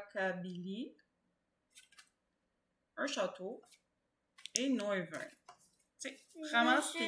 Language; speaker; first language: French; native; French